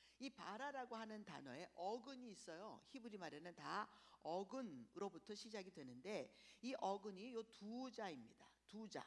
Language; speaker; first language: Korean; early bilingual, heritage; Korean